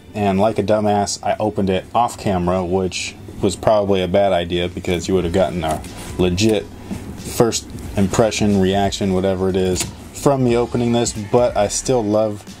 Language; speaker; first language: English; native; English